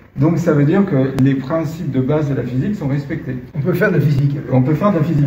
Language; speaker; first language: French; native; French